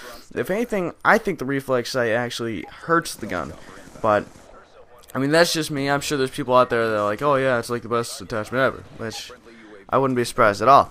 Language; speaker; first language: English; native; English